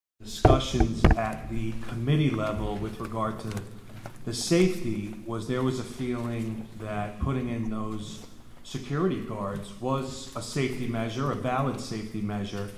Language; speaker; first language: English; native; English